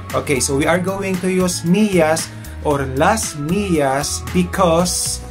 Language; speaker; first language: Spanish; non-native, fluent; Filipino